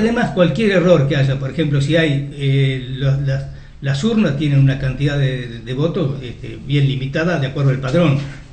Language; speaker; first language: Spanish; native; Spanish